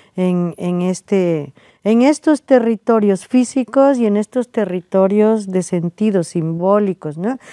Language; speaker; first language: Spanish; native; Spanish